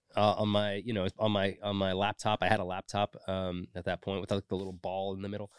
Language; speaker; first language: English; native; English